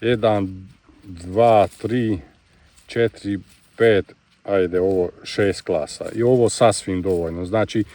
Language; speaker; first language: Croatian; non-native, local second language; Hungarian